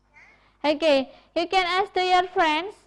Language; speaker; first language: English; non-native, fluent; Indonesian